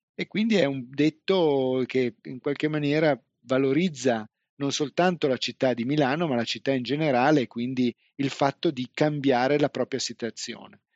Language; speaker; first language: Italian; native; Italian